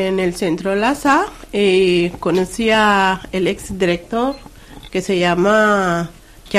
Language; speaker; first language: Spanish; non-native, learner; Wolof